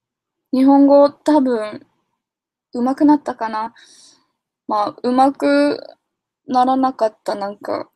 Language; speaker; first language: Japanese; non-native, fluent; English